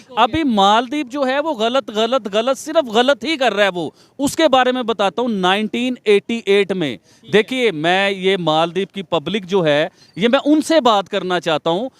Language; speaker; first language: Urdu; non-native, local second language; Punjabi